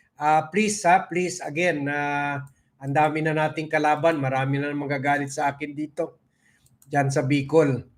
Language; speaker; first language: Filipino; non-native, local second language; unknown